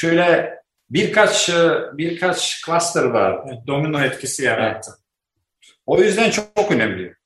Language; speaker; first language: Turkish; non-native, learner; Albanian